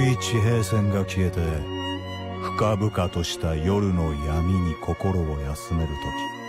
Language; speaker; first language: Japanese; native; Japanese